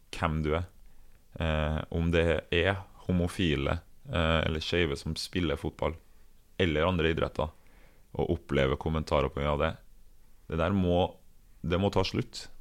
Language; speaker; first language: Norwegian; early bilingual, other home language; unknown